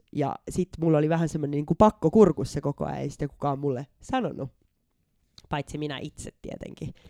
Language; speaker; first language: Finnish; native; Finnish